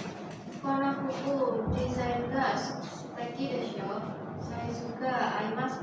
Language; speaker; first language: Japanese; non-native, learner; Indonesian